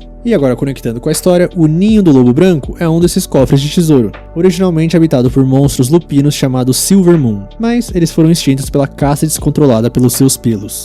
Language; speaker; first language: Portuguese; native; Portuguese